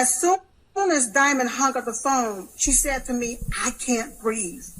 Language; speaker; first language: English; native; English